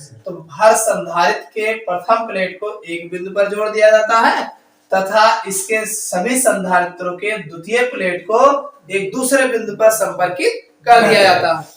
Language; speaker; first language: Hindi; native; Hindi